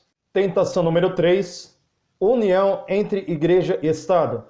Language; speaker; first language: Portuguese; native; Portuguese